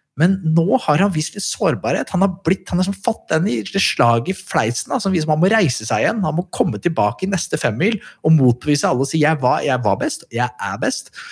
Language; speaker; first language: Norwegian; native; Norwegian